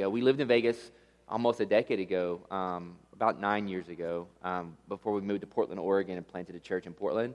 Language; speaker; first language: English; native; English